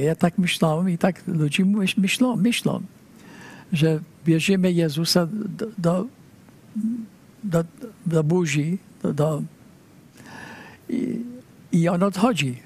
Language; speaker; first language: Polish; early bilingual, heritage; Polish